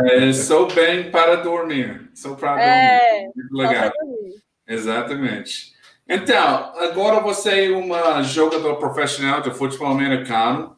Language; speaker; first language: Portuguese; non-native, learner; English